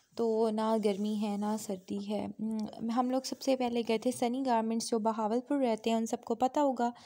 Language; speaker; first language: Urdu; native; Urdu